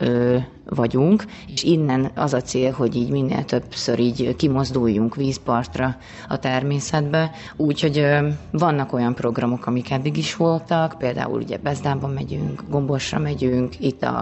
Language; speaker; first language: Hungarian; native; Hungarian